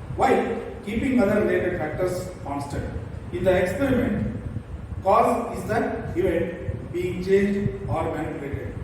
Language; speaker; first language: English; non-native, local second language; Kannada